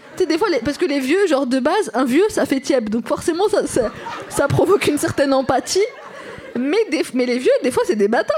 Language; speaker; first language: French; early bilingual, other home language; Arabic